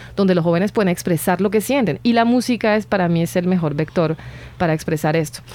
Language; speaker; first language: Spanish; non-native, fluent; French